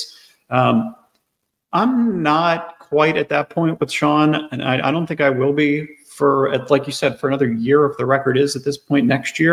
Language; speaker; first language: English; native; English